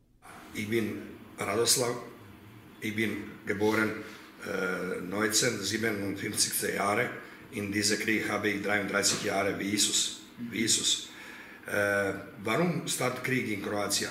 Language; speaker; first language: German; non-native, learner; Croatian